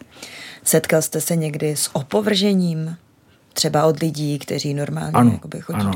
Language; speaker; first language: Czech; native; Czech